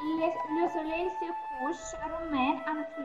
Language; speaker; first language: French; non-native, learner; Romanian